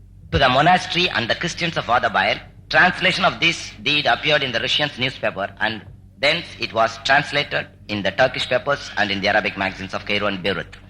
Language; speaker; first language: English; non-native, local second language; Tamil